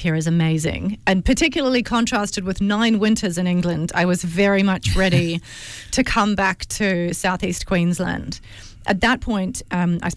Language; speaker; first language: English; native; English